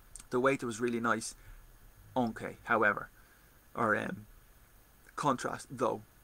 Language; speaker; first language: English; native; English